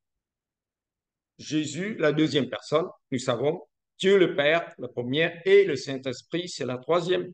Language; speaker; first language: French; non-native, fluent; Vietnamese